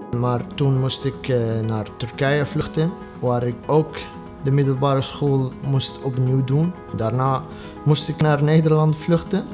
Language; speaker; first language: Dutch; non-native, fluent; Arabic